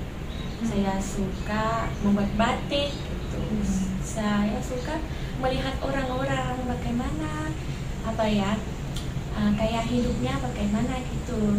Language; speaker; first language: Indonesian; non-native, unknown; Thai